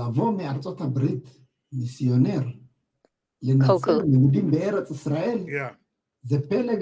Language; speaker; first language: Hebrew; non-native, fluent; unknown